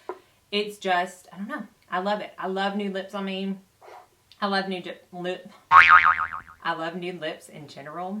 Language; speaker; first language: English; native; English